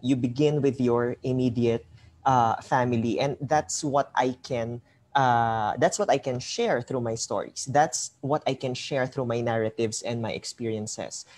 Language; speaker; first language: English; non-native, local second language; Filipino